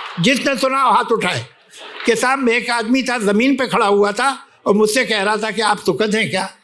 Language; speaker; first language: Urdu; native; Urdu